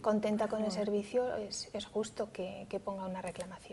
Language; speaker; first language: Spanish; native; Spanish